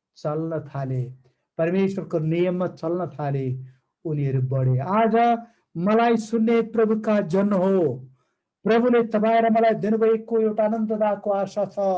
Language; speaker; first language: Nepali; non-native, fluent; Malayalam